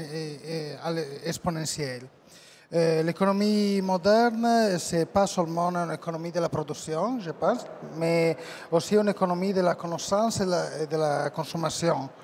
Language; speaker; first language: French; non-native, learner; Italian